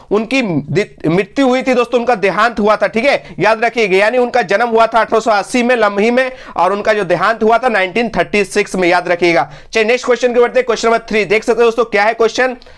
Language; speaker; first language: Hindi; non-native, local second language; Bangla